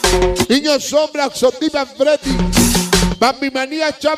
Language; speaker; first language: Spanish; native; Spanish